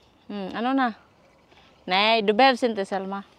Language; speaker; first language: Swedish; non-native, learner; Filipino